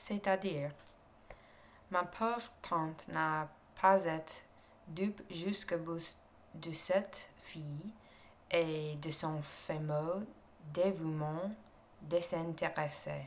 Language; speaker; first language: French; non-native, learner; English